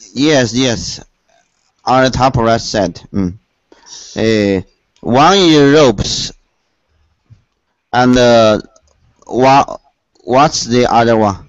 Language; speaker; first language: English; non-native, learner; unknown